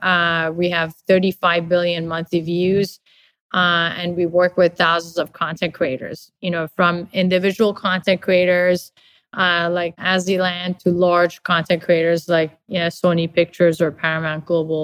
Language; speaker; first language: English; non-native, fluent; Persian